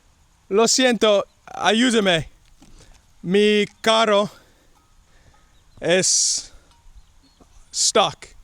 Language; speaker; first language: Spanish; non-native, learner; English